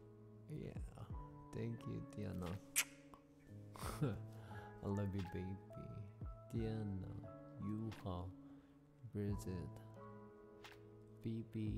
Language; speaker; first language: English; non-native, learner; Korean